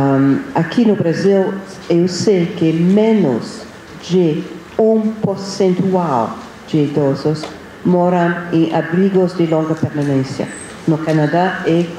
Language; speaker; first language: Portuguese; non-native, fluent; English